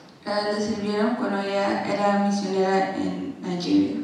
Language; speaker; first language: Spanish; non-native, learner; English